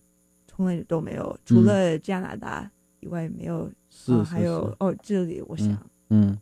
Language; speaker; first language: Chinese; non-native, learner; English